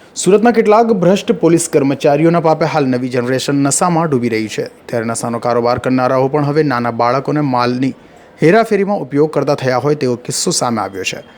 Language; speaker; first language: Gujarati; native; Gujarati